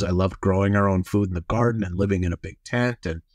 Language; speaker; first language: English; native; English